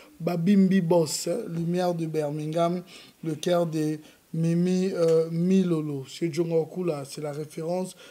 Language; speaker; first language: French; non-native, local second language; Lingala